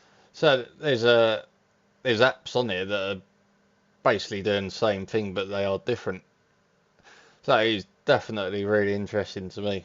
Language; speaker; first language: English; native; English